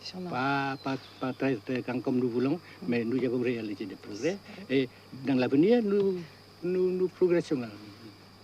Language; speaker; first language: French; non-native, fluent; Vietnamese